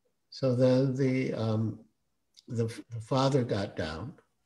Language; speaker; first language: English; native; English